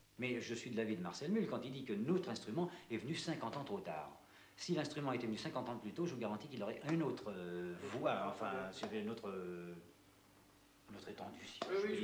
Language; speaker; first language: French; native; French